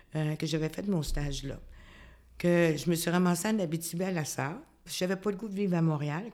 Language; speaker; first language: French; native; French